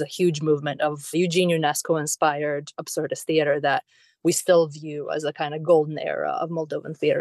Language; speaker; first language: English; non-native, fluent; Romanian